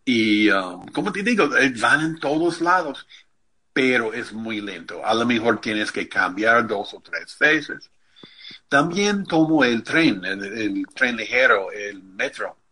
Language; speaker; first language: Spanish; non-native, fluent; English